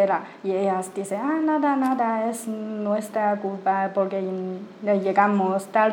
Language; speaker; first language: Spanish; non-native, learner; Chinese